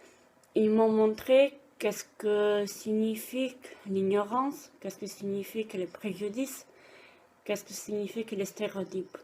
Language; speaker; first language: French; non-native, fluent; Italian